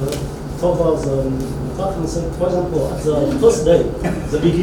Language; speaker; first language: English; non-native, learner; Vietnamese